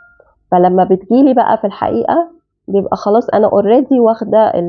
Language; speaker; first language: Arabic; native; Arabic